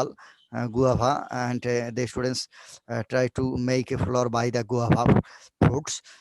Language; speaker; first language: English; non-native, local second language; Bangla